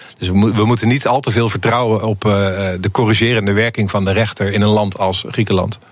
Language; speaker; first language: Dutch; native; Dutch